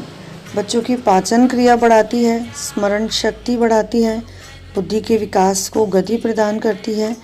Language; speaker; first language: Hindi; native; Hindi